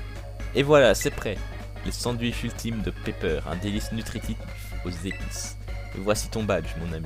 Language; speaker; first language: French; native; French